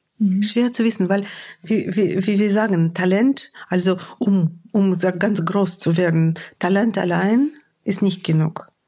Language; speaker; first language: German; non-native, fluent; Russian